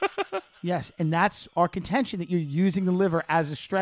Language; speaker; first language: English; native; English